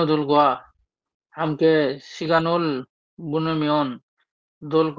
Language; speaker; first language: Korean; non-native, learner; Bangla